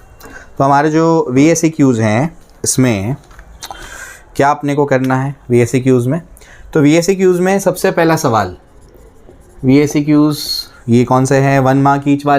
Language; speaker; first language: Hindi; native; Hindi